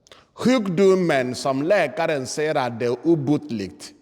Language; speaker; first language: Swedish; non-native, fluent; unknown